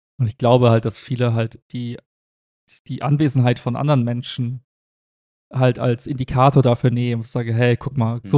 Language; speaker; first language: German; native; German